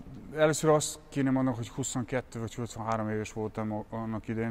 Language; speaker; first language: Hungarian; non-native, fluent; Serbian